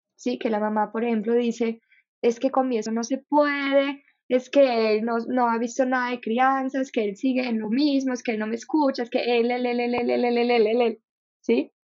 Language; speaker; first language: Spanish; non-native, fluent; German